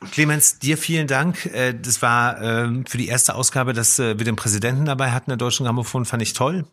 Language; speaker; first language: German; native; German